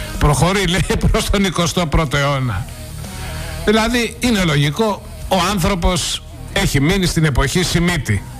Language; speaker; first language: Greek; native; Greek